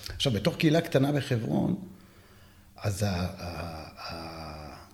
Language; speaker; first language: Hebrew; native; Hebrew